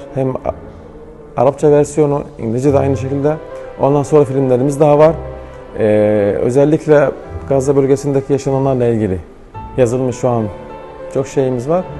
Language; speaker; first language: Turkish; non-native, fluent; Arabic